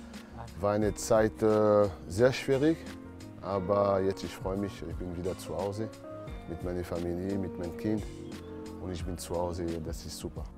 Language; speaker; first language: German; non-native, learner; French